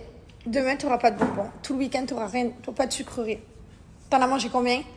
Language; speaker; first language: French; native; French